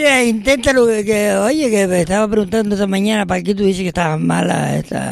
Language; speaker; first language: Spanish; native; Spanish